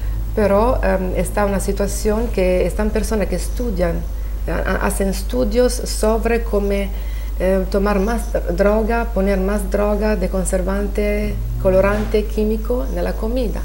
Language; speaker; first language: Spanish; non-native, learner; Italian